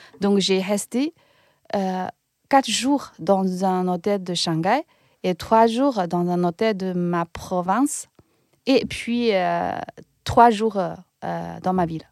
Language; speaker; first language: French; non-native, fluent; Chinese